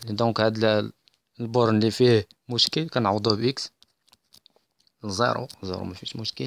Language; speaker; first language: Arabic; native; Arabic